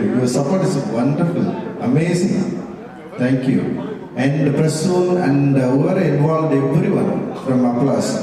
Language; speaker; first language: English; non-native, local second language; Tamil